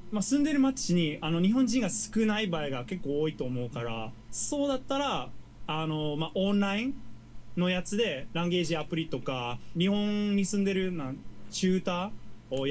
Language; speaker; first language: Japanese; non-native, fluent; English